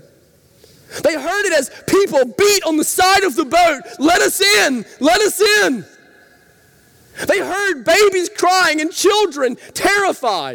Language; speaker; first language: English; native; English